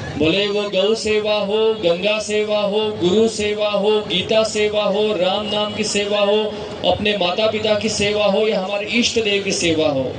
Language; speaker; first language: Hindi; non-native, local second language; Marathi